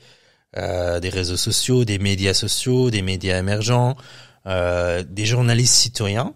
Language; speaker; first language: French; non-native, fluent; Persian